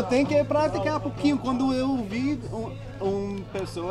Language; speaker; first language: Portuguese; early bilingual, heritage; Portuguese